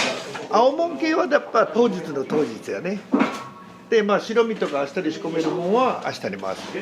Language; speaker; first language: Japanese; native; Japanese